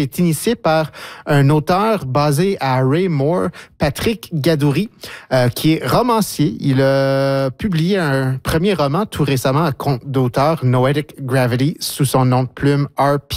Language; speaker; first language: French; native; French